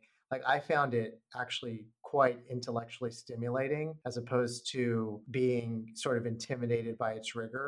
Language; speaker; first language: English; native; English